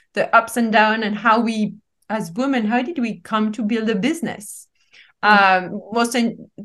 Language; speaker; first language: English; non-native, fluent; French